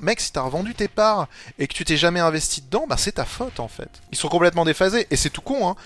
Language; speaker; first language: French; native; French